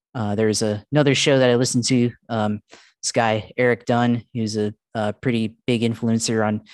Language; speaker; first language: English; early bilingual, other home language; Filipino